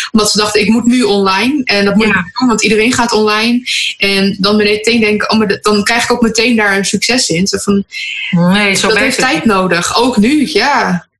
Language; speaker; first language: Dutch; native; Dutch